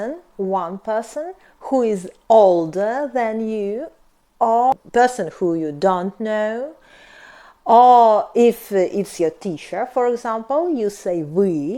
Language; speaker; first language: English; non-native, fluent; Russian